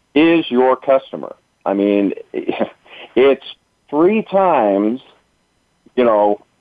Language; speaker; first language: English; native; English